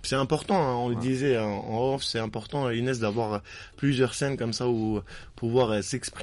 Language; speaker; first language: French; non-native, local second language; Arabic